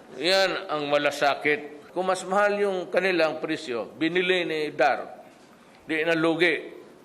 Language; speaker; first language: Filipino; non-native, local second language; Cebuano